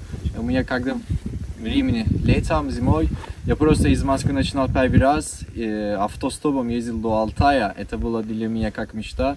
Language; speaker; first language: Russian; non-native, learner; Turkish